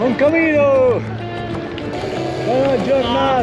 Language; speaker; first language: Italian; non-native, learner; French